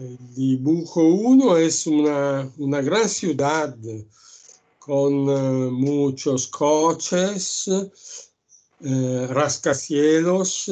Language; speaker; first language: Spanish; non-native, learner; Italian